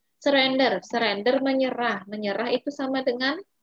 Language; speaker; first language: Indonesian; non-native, local second language; Balinese